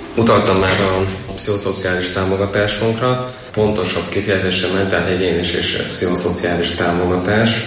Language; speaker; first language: Hungarian; native; Hungarian